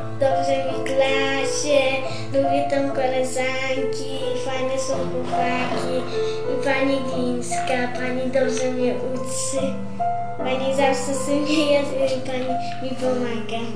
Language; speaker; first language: Polish; non-native, local second language; Romany